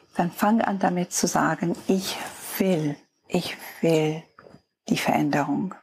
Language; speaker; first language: German; non-native, fluent; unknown